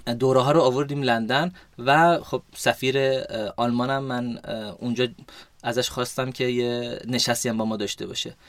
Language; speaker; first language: Persian; early bilingual, heritage; Persian